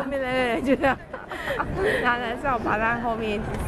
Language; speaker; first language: Chinese; native; Chinese